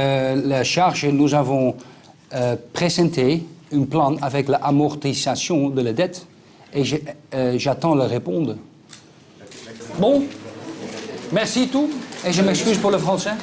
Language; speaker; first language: French; non-native, learner; Dutch